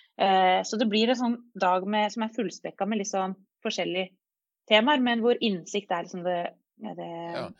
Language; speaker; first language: Norwegian; native; Norwegian